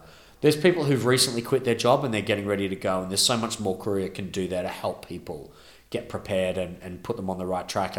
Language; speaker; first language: English; native; English